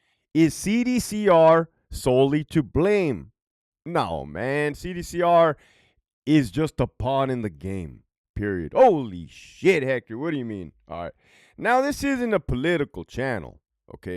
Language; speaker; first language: English; native; English